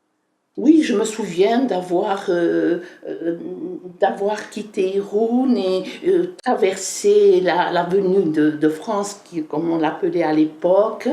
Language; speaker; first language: French; early bilingual, other home language; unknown